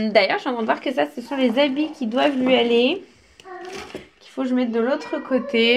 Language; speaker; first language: French; native; French